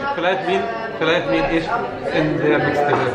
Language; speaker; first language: German; non-native, learner; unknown